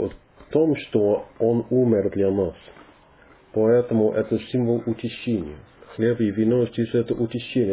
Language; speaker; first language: Russian; non-native, learner; English